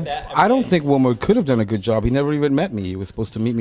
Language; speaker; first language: English; native; English